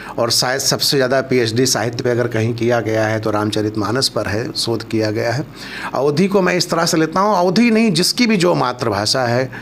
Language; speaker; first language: Hindi; non-native, local second language; Awadhi